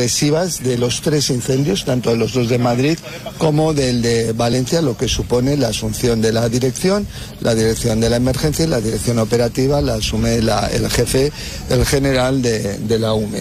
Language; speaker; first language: Spanish; native; Spanish